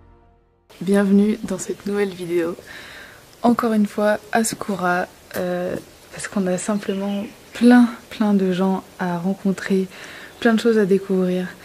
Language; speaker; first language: French; native; French